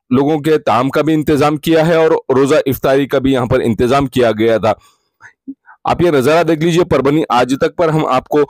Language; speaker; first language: Urdu; native; Urdu